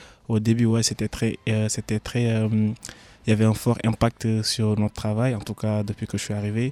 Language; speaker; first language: French; non-native, local second language; Wolof